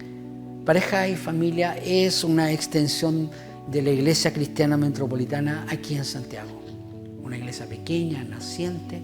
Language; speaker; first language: Spanish; native; Spanish